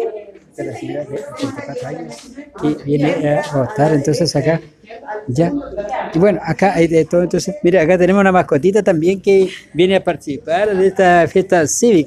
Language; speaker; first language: Spanish; native; Spanish